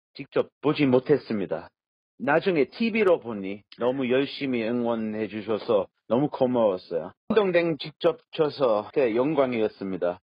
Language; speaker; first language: Korean; non-native, fluent; English